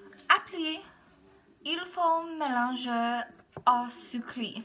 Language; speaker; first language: French; non-native, learner; English